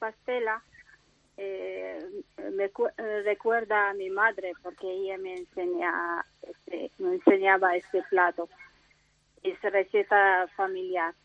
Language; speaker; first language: Spanish; non-native, learner; Arabic